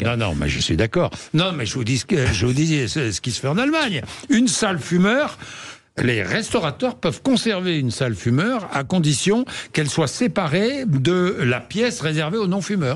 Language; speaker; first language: French; native; French